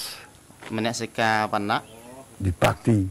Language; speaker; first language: French; non-native, local second language; Khmer